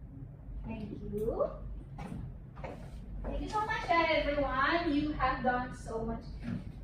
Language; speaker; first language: English; non-native, fluent; Indonesian